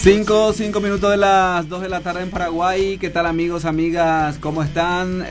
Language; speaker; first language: Spanish; non-native, local second language; Guarani